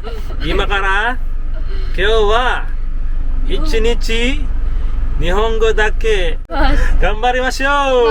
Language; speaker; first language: Japanese; non-native, learner; Filipino